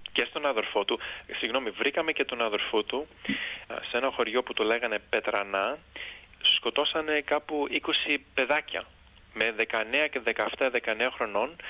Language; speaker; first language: Greek; early bilingual, heritage; Greek